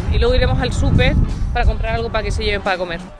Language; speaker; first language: Spanish; native; Spanish